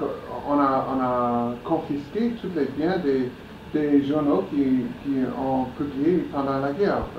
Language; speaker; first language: French; non-native, fluent; English